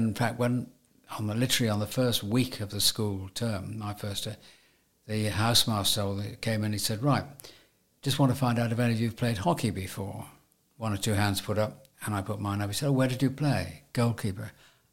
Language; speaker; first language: English; native; English